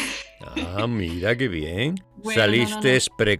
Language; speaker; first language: Spanish; native; Spanish